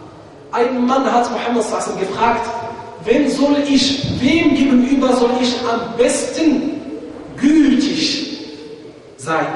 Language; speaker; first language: German; non-native, fluent; Arabic